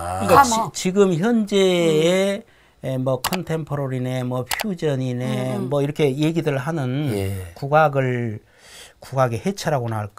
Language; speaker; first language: Korean; native; Korean